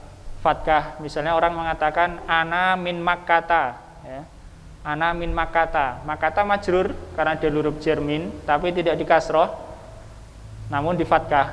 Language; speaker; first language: Indonesian; native; Indonesian